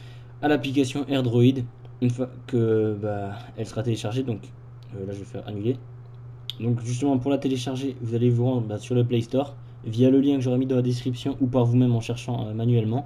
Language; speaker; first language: French; native; French